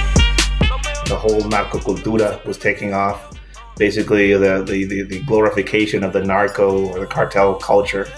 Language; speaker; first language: English; non-native, fluent; Spanish